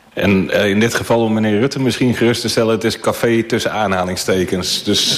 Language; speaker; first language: Dutch; native; Dutch